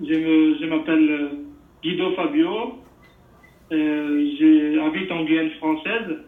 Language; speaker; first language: French; non-native, fluent; Portuguese